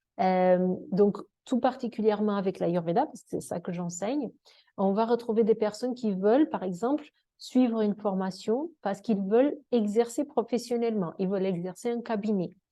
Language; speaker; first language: French; non-native, fluent; Portuguese